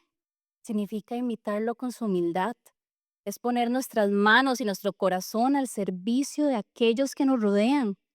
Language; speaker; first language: Spanish; native; Spanish